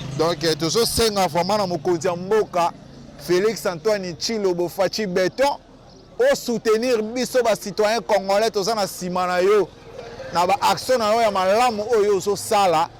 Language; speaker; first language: Lingala; non-native, local second language; Kongo